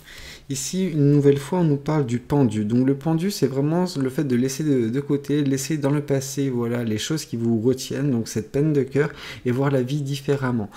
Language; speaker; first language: French; native; French